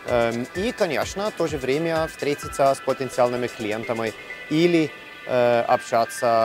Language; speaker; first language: Russian; non-native, learner; German